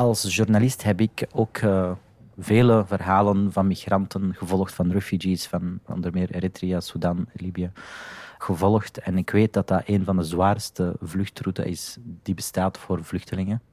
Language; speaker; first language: Dutch; non-native, fluent; Arabic